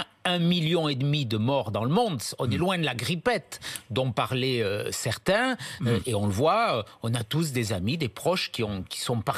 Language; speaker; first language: French; native; French